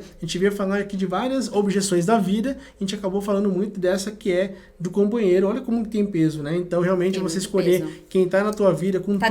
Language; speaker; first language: Portuguese; native; Portuguese